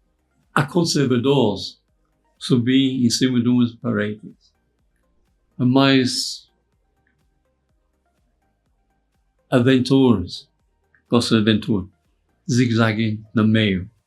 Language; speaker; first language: Portuguese; non-native, fluent; English